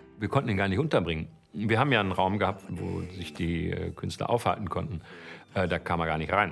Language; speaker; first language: German; native; German